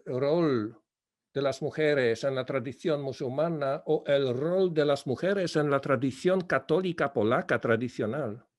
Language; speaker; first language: Spanish; non-native, fluent; Polish